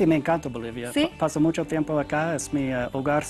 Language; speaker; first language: Spanish; non-native, learner; English